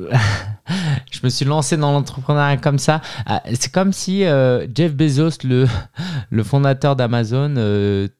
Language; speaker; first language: French; native; French